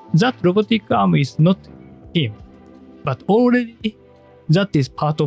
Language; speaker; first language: English; non-native, learner; Japanese